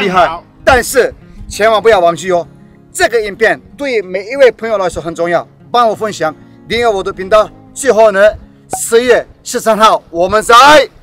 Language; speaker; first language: Chinese; non-native, fluent; Turkish